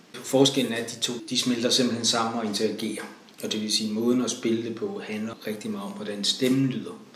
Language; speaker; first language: Danish; native; Danish